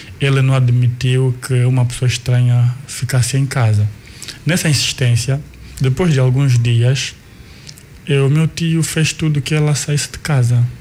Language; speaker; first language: Portuguese; non-native, local second language; Kongo